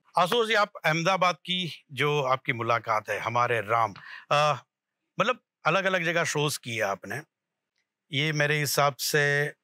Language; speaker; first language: Hindi; non-native, local second language; Gujarati